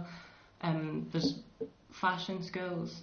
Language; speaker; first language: English; native; English